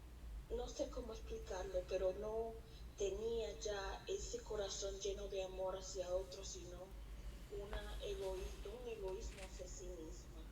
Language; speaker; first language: Spanish; early bilingual, heritage; Spanish